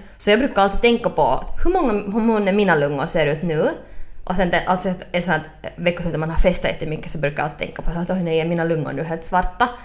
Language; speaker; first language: Swedish; native; Swedish